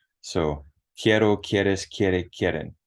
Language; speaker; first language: Spanish; non-native, fluent; English